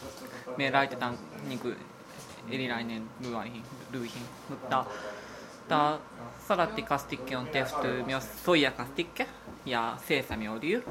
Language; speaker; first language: Finnish; non-native, learner; Japanese